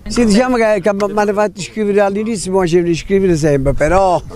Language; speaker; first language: Italian; native; Italian